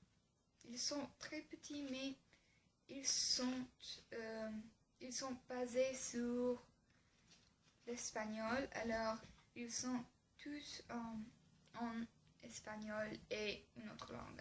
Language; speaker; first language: French; non-native, learner; English